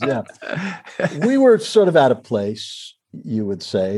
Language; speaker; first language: English; native; English